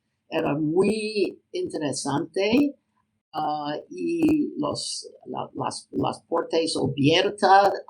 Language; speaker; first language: Spanish; non-native, learner; English